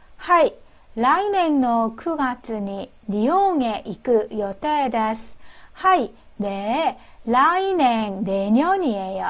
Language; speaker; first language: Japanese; non-native, fluent; Korean